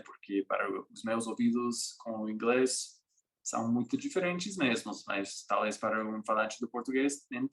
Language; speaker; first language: Portuguese; non-native, fluent; English